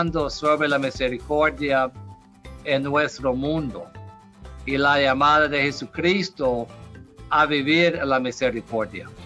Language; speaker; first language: Spanish; non-native, fluent; English